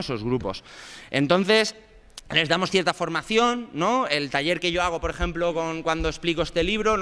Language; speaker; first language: Spanish; native; Spanish